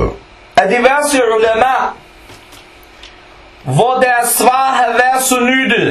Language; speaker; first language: Danish; early bilingual, other home language; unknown